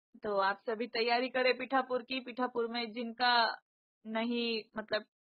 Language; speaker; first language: Hindi; non-native, local second language; Marathi